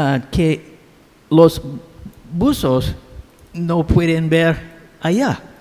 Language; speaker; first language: Spanish; non-native, learner; English